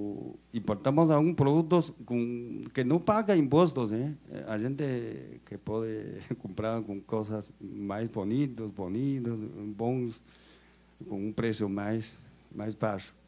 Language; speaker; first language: Portuguese; non-native, learner; Chinese